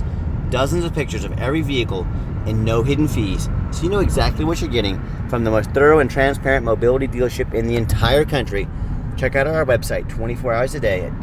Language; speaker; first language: English; native; English